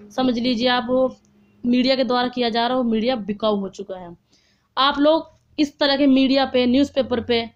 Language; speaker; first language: Hindi; native; Hindi